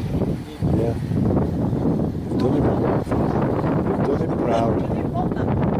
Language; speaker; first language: English; native; English